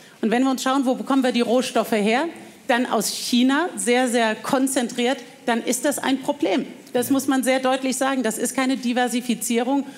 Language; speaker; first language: German; native; German